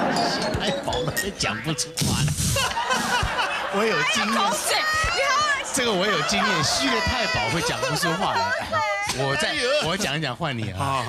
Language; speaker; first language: Chinese; native; Chinese